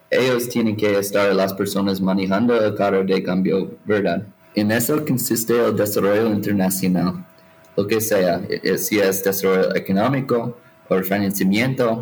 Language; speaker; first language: Spanish; non-native, fluent; English